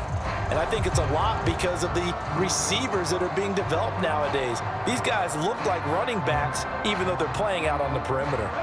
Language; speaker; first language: English; native; English